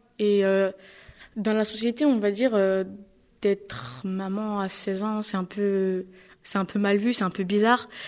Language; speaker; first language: French; native; French